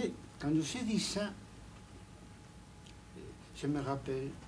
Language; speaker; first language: French; non-native, fluent; Spanish